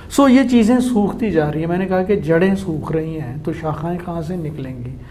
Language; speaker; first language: Hindi; native; Hindi